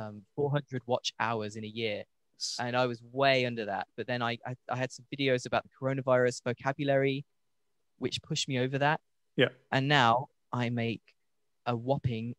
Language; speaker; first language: English; native; English